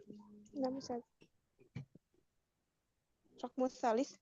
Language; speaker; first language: Arabic; non-native, learner; Indonesian